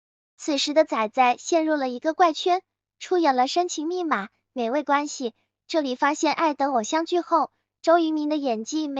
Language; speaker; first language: Chinese; native; Chinese